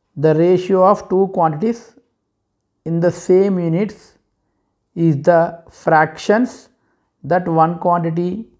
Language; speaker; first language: English; non-native, local second language; Telugu